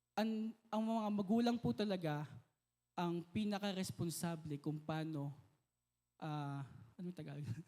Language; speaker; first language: Filipino; native; Filipino